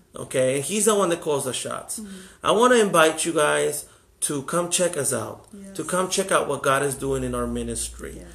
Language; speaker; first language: English; early bilingual, other home language; Spanish